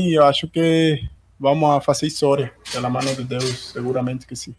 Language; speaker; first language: Portuguese; non-native, fluent; Spanish